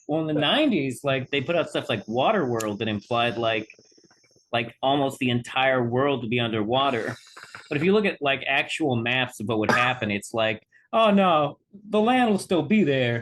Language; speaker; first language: English; native; English